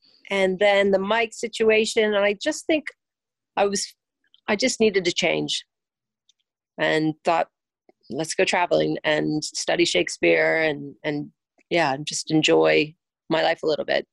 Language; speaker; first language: English; native; English